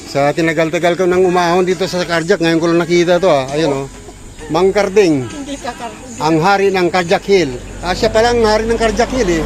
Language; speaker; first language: Filipino; native; Filipino